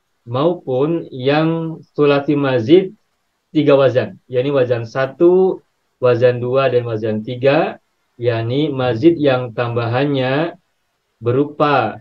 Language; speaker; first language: Indonesian; native; Indonesian